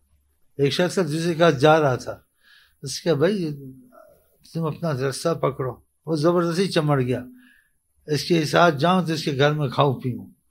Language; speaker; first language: Urdu; native; Urdu